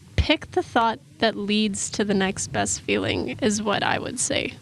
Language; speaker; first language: English; native; English